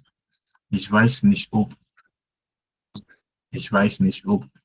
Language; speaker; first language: German; non-native, fluent; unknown